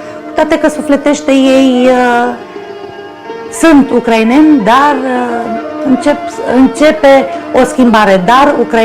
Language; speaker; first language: Romanian; non-native, local second language; Ukrainian